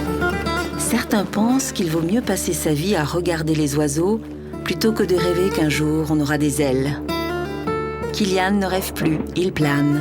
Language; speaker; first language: French; native; French